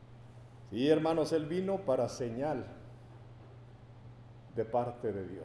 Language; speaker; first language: Spanish; native; Spanish